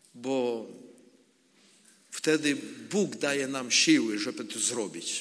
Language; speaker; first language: Polish; non-native, learner; Ukrainian